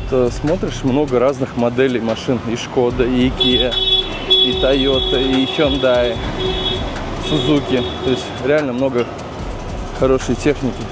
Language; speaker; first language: Russian; native; Russian